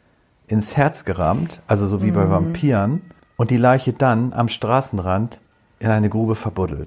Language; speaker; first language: German; native; German